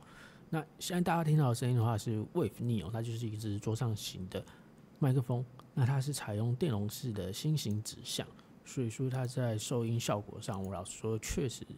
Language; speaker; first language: Chinese; native; Chinese